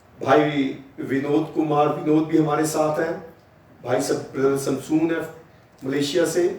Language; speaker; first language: Hindi; non-native, local second language; Punjabi